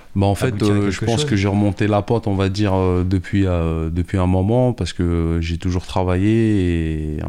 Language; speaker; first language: French; native; French